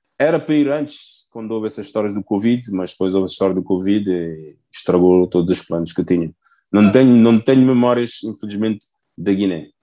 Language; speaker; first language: Portuguese; early bilingual, other home language; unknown